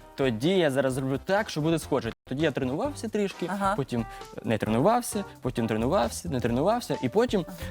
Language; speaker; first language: Ukrainian; native; Ukrainian